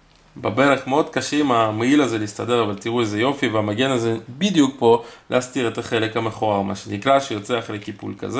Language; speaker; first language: Hebrew; native; Hebrew